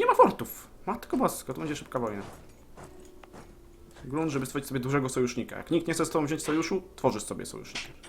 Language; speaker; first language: Polish; native; Polish